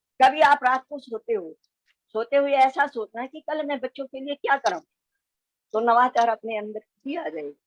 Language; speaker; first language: Hindi; native; Hindi